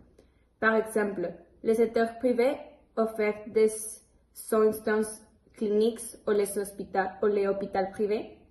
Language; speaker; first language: French; non-native, learner; Spanish